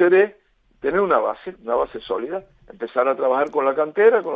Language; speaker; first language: Spanish; native; Spanish